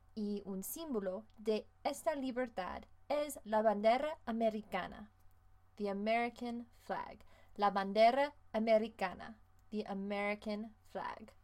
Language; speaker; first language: Spanish; non-native, fluent; English